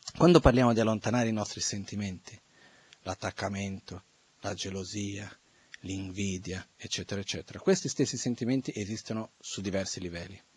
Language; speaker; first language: Italian; non-native, fluent; Portuguese